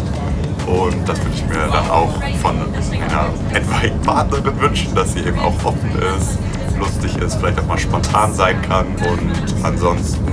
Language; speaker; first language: German; native; German